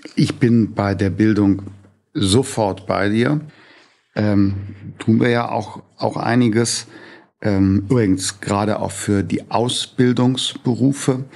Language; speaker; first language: German; native; German